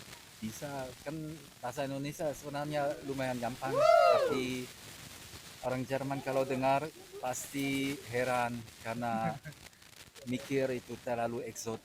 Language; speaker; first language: Indonesian; non-native, fluent; German